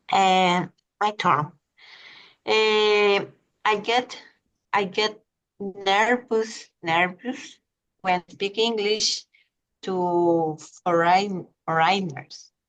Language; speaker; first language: English; non-native, learner; Spanish